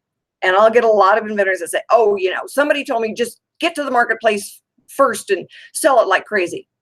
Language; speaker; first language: English; native; English